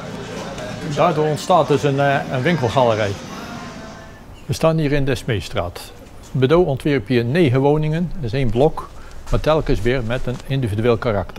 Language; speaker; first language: Dutch; native; Dutch